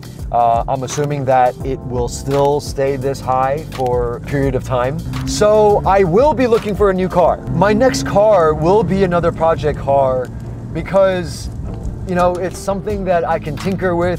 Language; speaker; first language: English; early bilingual, other home language; Chinese